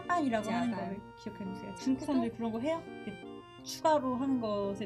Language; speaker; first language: Korean; native; Korean